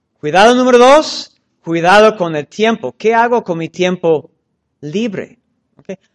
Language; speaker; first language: Spanish; non-native, fluent; English